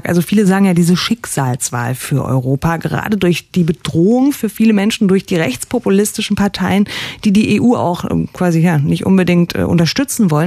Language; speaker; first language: German; native; German